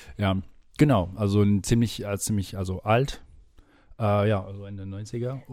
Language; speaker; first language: German; non-native, fluent; French